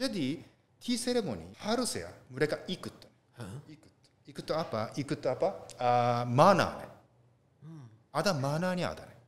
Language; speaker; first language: Indonesian; non-native, learner; Japanese